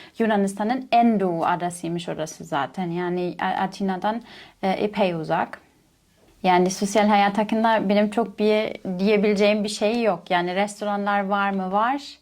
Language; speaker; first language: Turkish; non-native, fluent; German